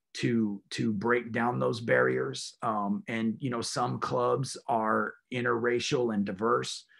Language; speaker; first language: English; native; English